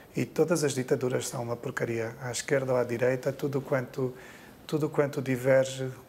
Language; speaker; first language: Portuguese; native; Portuguese